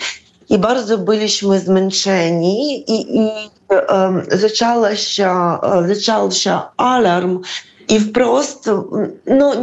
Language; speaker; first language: Polish; non-native, fluent; Ukrainian